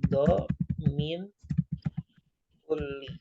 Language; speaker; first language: Arabic; non-native, fluent; Indonesian